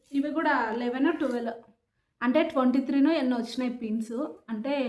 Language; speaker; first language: Telugu; native; Telugu